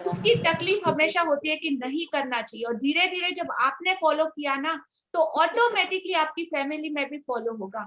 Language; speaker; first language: Hindi; native; Hindi